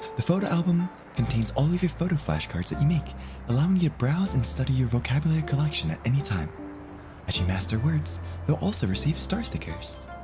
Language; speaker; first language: English; native; English